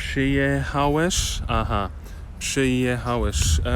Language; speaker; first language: Polish; non-native, learner; English